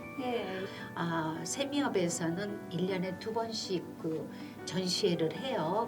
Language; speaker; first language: Korean; native; Korean